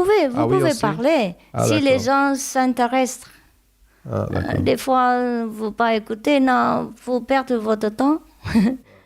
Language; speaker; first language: French; non-native, learner; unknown